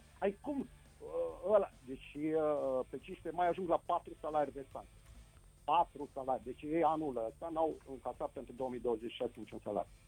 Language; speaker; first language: Romanian; native; Romanian